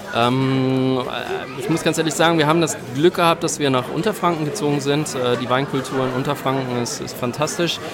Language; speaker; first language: German; native; German